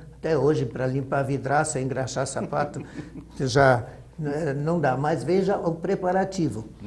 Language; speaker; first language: Portuguese; early bilingual, other home language; German